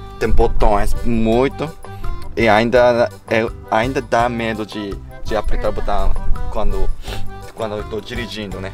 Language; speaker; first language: Portuguese; non-native, learner; Japanese